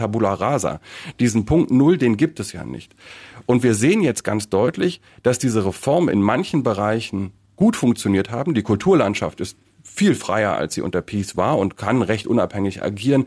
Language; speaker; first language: German; native; German